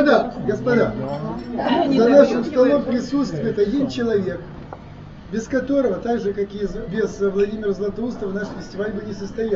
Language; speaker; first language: Russian; native; Russian